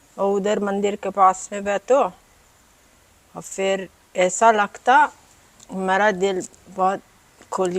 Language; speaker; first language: Hindi; non-native, learner; Italian